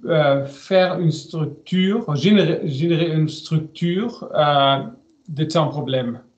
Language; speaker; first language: French; non-native, learner; German